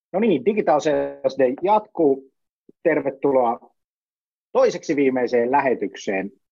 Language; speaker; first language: Finnish; native; Finnish